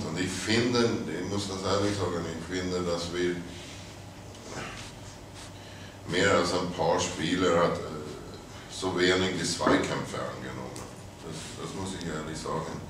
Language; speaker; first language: German; non-native, fluent; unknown